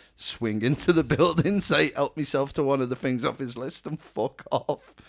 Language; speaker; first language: English; native; English